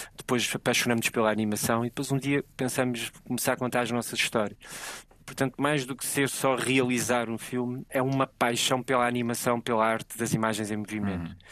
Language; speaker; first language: Portuguese; native; Portuguese